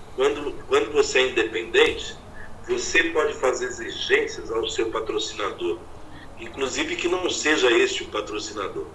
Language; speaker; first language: Portuguese; native; Portuguese